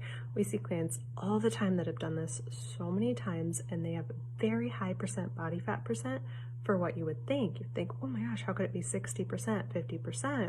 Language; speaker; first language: English; native; English